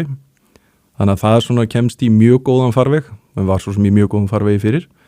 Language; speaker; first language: Icelandic; native; Icelandic